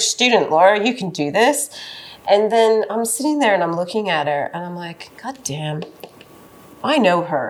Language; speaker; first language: English; native; English